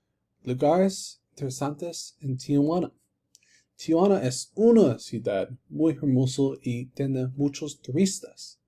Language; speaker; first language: Spanish; non-native, learner; English